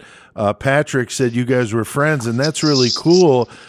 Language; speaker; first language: English; native; English